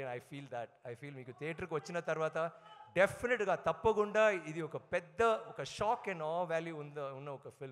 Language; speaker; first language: Telugu; non-native, learner; Tamil